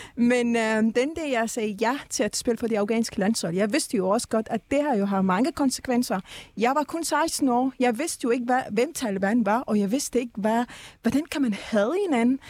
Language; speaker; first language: Danish; early bilingual, other home language; Persian